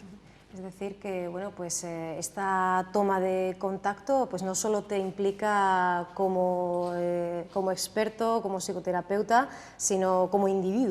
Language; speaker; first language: Spanish; native; Spanish